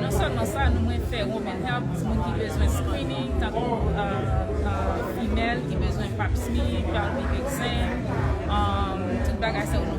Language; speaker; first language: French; non-native, local second language; Haitian Creole